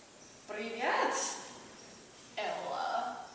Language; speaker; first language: Russian; non-native, learner; English